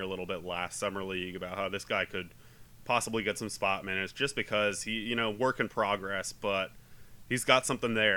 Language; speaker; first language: English; native; English